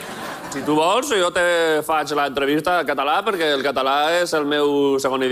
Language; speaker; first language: Catalan; non-native, local second language; Spanish